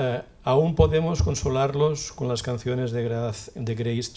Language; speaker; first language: Spanish; native; Spanish